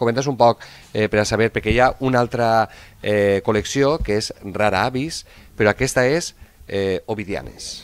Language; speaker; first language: Catalan; native; Catalan